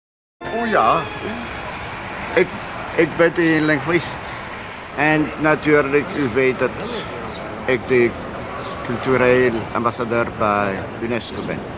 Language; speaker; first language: Dutch; non-native, fluent; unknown